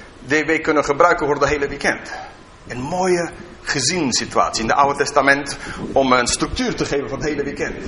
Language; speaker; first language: Dutch; non-native, fluent; English